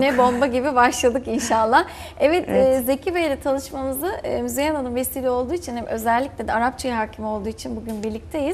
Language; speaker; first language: Turkish; native; Turkish